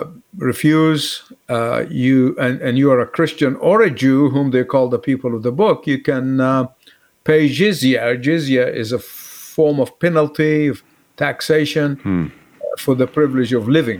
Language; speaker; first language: English; native; English